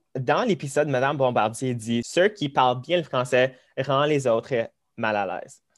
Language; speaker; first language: French; early bilingual, other home language; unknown